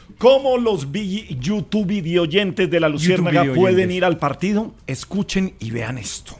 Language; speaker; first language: Spanish; native; Spanish